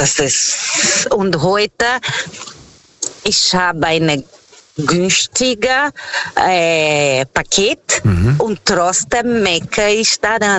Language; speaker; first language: German; non-native, fluent; Portuguese